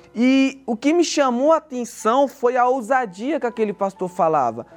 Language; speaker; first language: Portuguese; native; Portuguese